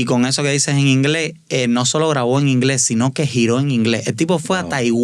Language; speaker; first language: Spanish; native; Spanish